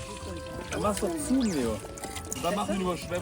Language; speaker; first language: German; native; German